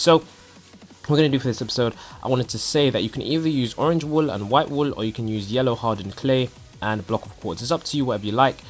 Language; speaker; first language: English; native; English